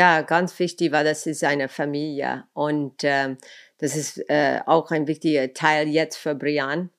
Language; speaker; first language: German; non-native, fluent; English